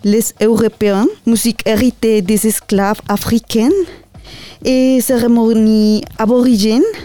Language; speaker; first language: French; non-native, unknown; Spanish